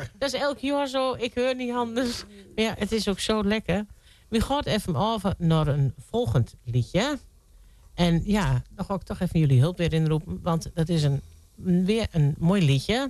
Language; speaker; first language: Dutch; native; Dutch